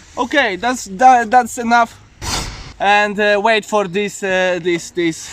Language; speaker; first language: English; non-native, learner; Polish